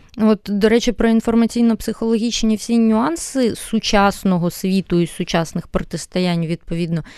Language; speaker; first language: Ukrainian; native; Ukrainian